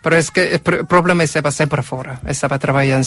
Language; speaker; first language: Catalan; non-native, learner; Korean